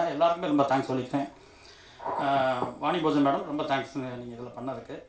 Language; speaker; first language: Tamil; native; Tamil